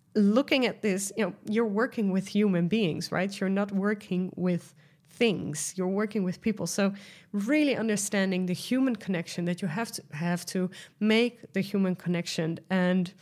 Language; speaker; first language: English; non-native, fluent; Dutch